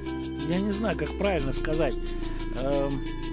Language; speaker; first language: Russian; native; Russian